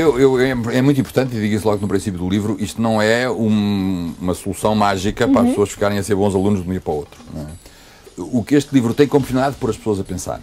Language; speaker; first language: Portuguese; native; Portuguese